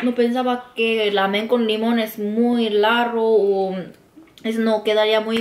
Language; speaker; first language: Spanish; non-native, learner; Korean